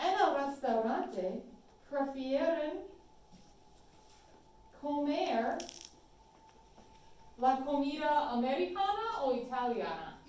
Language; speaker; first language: Spanish; non-native, fluent; English